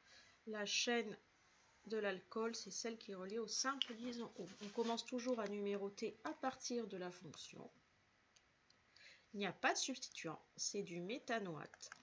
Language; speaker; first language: French; native; French